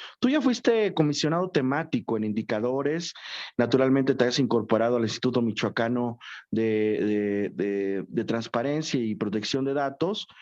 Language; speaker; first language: Spanish; native; Spanish